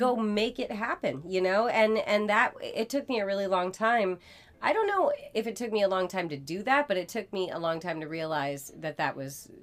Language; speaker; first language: English; native; English